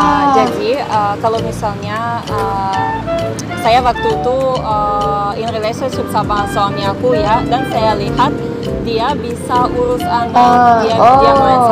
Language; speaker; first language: Indonesian; non-native, fluent; Russian